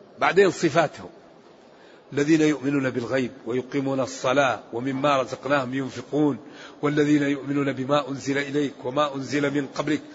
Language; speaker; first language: Arabic; native; Arabic